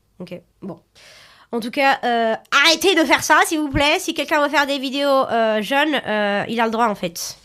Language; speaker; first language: French; non-native, fluent; Arabic